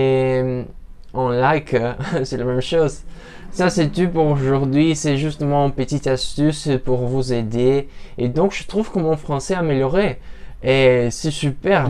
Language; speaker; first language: French; non-native, learner; Portuguese